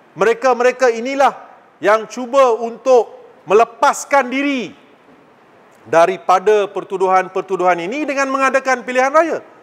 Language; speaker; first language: Malay; non-native, local second language; Tamil